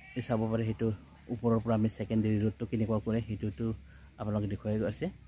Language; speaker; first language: Assamese; non-native, local second language; Garo